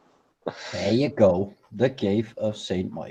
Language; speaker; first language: English; native; English